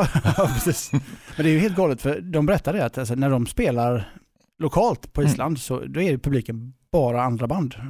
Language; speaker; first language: Swedish; native; Swedish